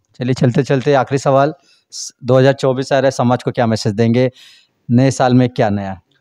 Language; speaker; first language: Hindi; native; Hindi